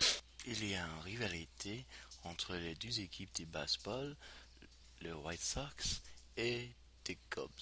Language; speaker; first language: French; non-native, learner; English